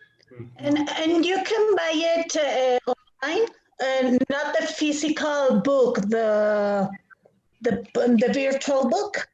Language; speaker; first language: English; non-native, fluent; Spanish